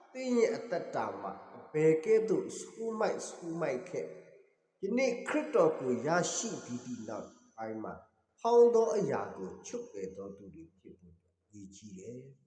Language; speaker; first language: Burmese; non-native, local second language; Karen languages